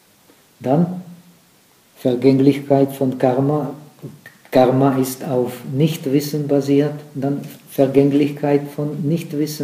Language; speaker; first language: German; non-native, fluent; Czech